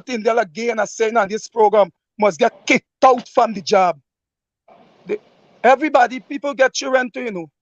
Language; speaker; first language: English; native; English